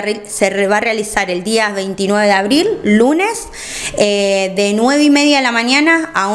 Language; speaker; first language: Spanish; native; Spanish